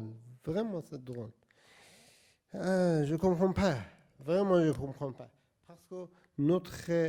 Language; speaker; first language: French; non-native, learner; Persian